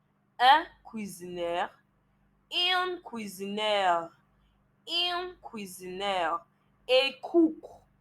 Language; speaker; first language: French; non-native, learner; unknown